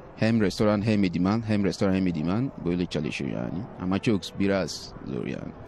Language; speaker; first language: Turkish; non-native, learner; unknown